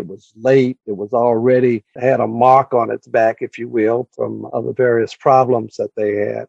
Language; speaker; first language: English; native; English